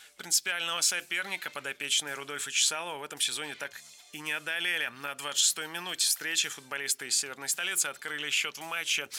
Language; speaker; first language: Russian; native; Russian